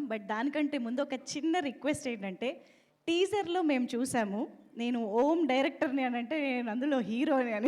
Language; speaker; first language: Telugu; native; Telugu